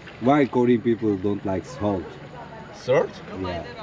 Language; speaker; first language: English; non-native, learner; Turkish